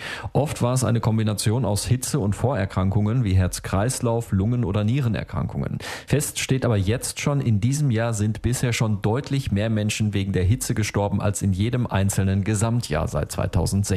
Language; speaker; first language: German; native; German